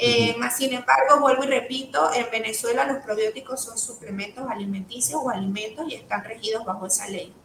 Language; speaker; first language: Spanish; native; Spanish